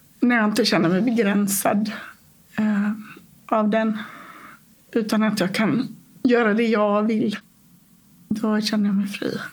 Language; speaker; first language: Swedish; native; Swedish